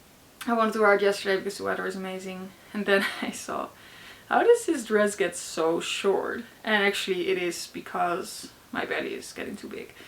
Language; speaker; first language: English; non-native, fluent; Dutch